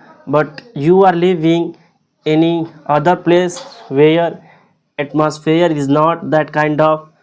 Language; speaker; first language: English; non-native, local second language; Hindi